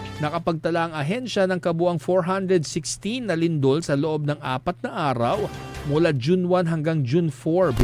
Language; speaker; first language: Filipino; non-native, local second language; Iloko